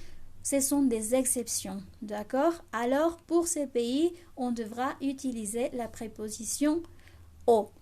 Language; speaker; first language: French; non-native, fluent; Spanish